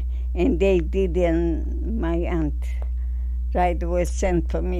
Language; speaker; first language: English; non-native, learner; Armenian